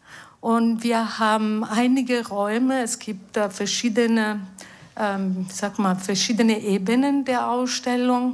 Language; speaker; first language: German; non-native, fluent; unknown